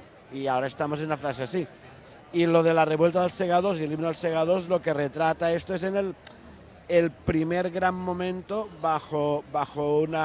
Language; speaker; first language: Spanish; non-native, local second language; Catalan